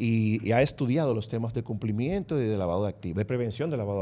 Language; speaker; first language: Spanish; native; Spanish